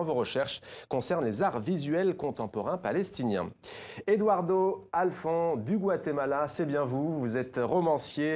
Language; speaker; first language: French; native; French